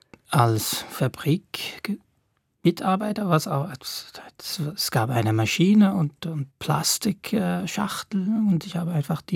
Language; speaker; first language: German; non-native, fluent; Arabic